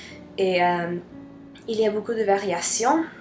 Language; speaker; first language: French; non-native, learner; English